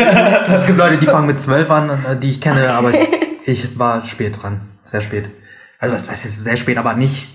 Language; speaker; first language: German; native; German